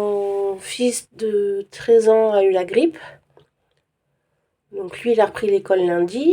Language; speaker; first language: French; native; French